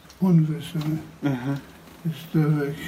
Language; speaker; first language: German; non-native, fluent; Polish